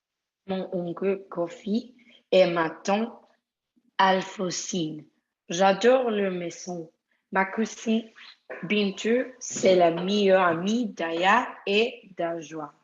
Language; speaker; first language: French; non-native, learner; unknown